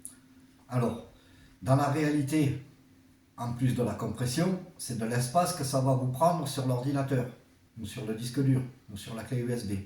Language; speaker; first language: French; native; French